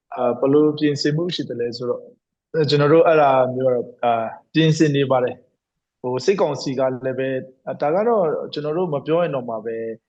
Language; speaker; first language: Burmese; non-native, local second language; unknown